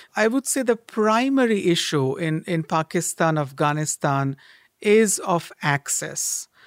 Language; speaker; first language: English; non-native, local second language; Bangla